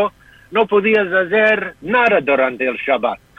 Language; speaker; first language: Spanish; non-native, fluent; English